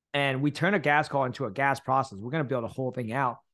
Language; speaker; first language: English; early bilingual, other home language; Thai